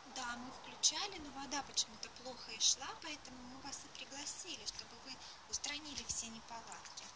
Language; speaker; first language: Russian; native; Russian